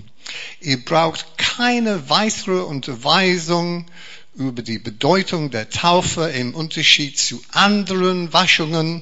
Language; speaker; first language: German; non-native, fluent; English